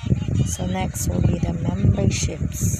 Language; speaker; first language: English; non-native, local second language; Filipino